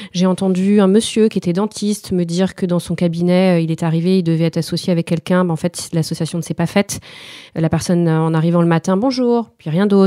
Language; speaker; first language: French; native; French